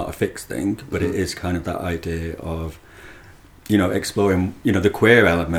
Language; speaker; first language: English; native; English